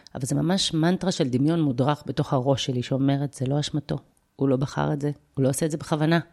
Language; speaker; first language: Hebrew; early bilingual, other home language; Russian